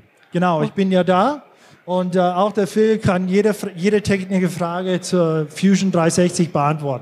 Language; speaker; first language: German; non-native, fluent; English